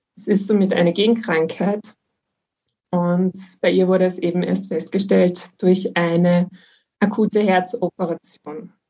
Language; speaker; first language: German; native; German